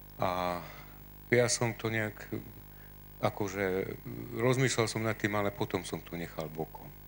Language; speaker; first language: Slovak; non-native, local second language; Hungarian